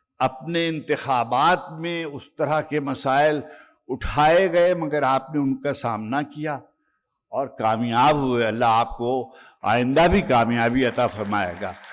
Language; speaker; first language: Urdu; native; Urdu